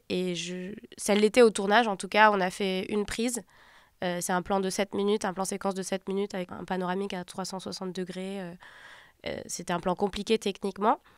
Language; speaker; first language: French; native; French